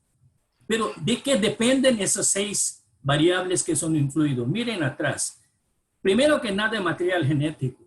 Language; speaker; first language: Spanish; non-native, fluent; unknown